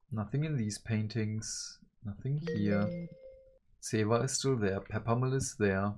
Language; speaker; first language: English; early bilingual, other home language; Turkish